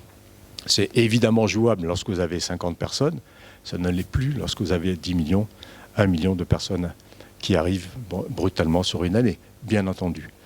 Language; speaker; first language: French; native; French